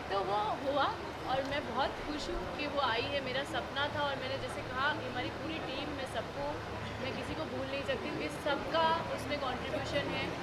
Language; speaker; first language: Hindi; non-native, local second language; Bangla